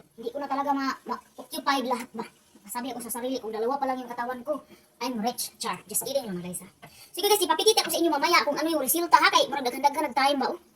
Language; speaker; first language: Filipino; non-native, local second language; Cebuano